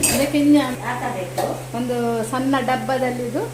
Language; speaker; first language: Kannada; non-native, local second language; Tulu